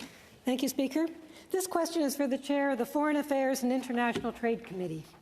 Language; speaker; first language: English; native; English